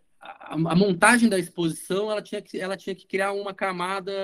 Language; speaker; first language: Portuguese; native; Portuguese